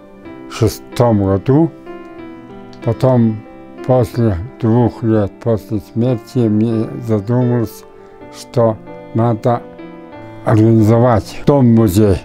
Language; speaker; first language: Russian; non-native, local second language; Buriat